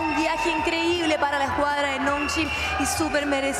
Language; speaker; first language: Spanish; native; Spanish